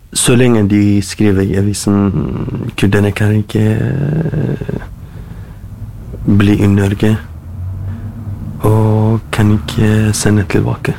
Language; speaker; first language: Norwegian; non-native, learner; Kurdish